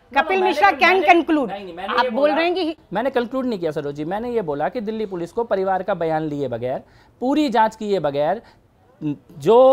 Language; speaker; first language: Hindi; native; Hindi